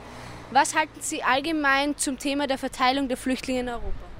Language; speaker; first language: German; native; German